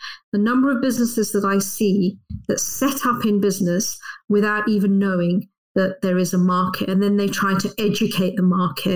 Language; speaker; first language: English; native; English